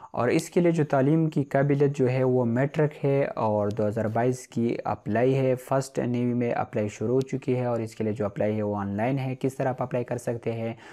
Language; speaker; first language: Urdu; non-native, local second language; Pashto